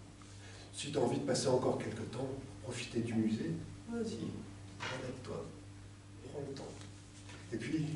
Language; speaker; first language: French; native; French